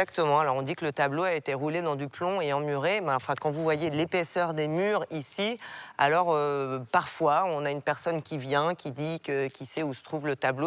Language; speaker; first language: French; native; French